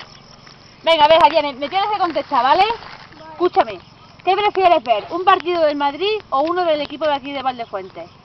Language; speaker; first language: Spanish; native; Spanish